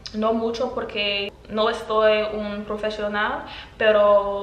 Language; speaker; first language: Spanish; non-native, learner; English